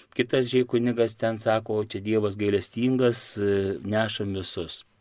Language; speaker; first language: Lithuanian; native; Lithuanian